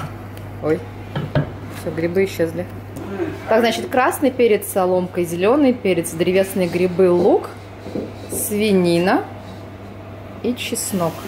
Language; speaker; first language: Russian; native; Russian